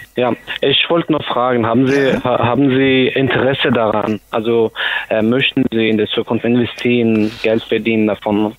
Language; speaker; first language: German; non-native, fluent; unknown